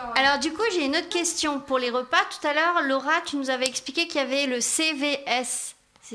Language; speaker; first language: French; native; French